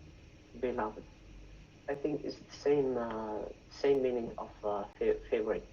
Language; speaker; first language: English; non-native, learner; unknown